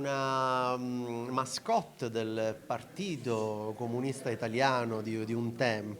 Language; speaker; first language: Italian; native; Italian